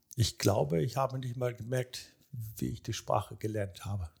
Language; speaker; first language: German; early bilingual, other home language; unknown